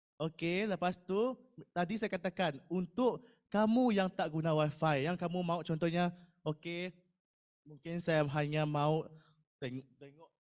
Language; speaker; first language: Malay; non-native, local second language; Iban